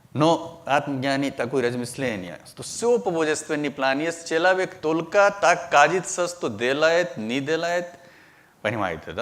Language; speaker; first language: Russian; non-native, learner; Hindi